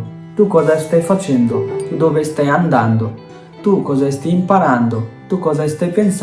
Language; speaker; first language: Italian; non-native, fluent; Bangla